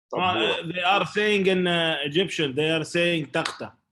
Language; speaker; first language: English; non-native, learner; Arabic